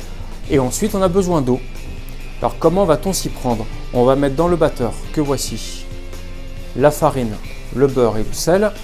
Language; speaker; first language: French; native; French